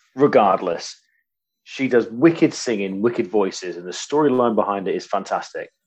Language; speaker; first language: English; native; English